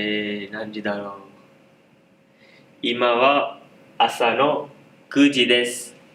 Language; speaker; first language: Japanese; non-native, learner; Hindi